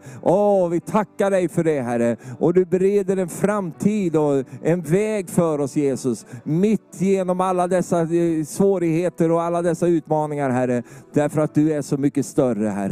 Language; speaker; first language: Swedish; native; Swedish